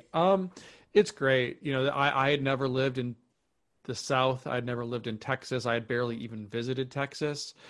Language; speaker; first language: English; native; English